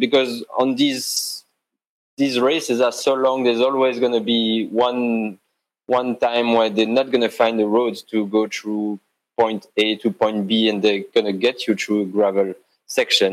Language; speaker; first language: English; non-native, fluent; French